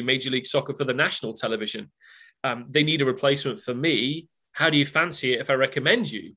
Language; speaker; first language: English; native; English